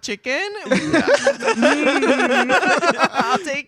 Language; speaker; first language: English; native; English